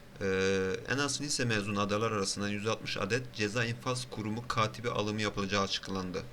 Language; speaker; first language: Turkish; native; Turkish